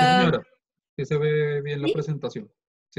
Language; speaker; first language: Spanish; native; Spanish